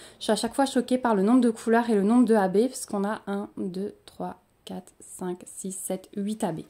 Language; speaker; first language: French; native; French